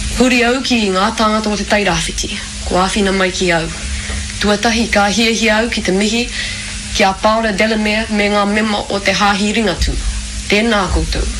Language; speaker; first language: Māori; non-native, local second language; English